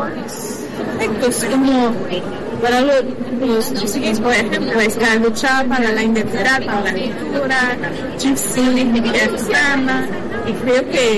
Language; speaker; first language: Spanish; non-native, learner; French